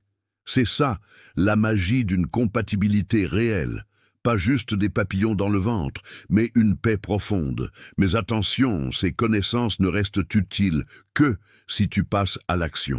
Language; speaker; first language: French; native; French